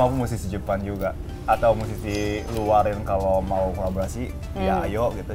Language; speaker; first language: Indonesian; non-native, fluent; Japanese